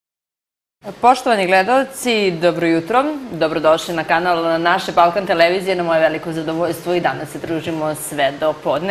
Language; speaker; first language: Serbian; native; Serbian